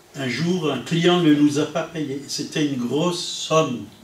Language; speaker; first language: French; non-native, fluent; Italian